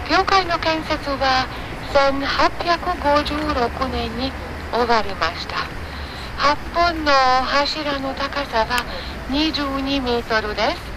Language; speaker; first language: Japanese; non-native, fluent; Hungarian